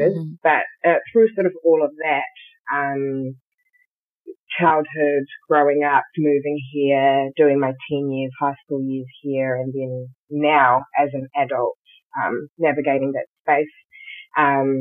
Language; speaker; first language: English; early bilingual, other home language; Shona